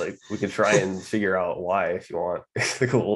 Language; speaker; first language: English; native; English